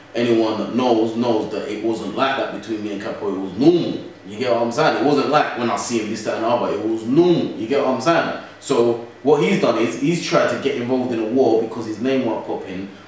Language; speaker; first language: English; native; English